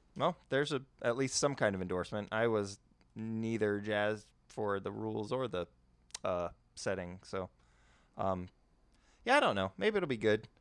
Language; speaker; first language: English; native; English